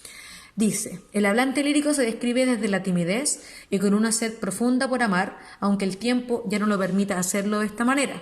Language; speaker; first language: Spanish; native; Spanish